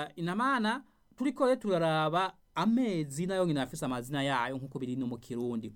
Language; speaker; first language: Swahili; non-native, local second language; Rundi